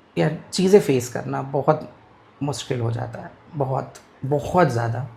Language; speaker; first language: Hindi; non-native, local second language; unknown